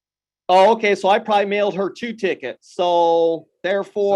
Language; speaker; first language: English; native; English